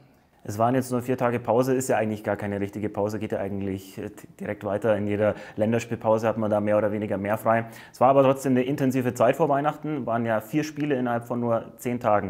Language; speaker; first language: German; native; German